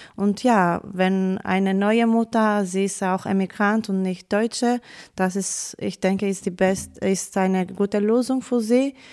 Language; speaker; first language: German; non-native, learner; Greek